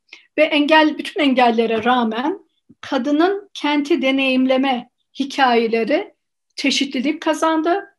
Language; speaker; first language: Turkish; native; Turkish